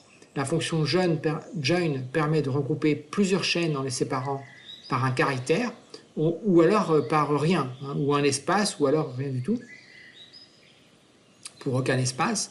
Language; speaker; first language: French; native; French